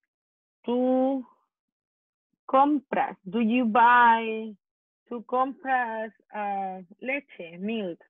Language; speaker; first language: Spanish; non-native, fluent; English